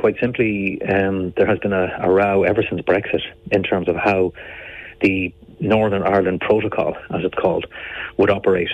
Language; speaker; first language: English; native; English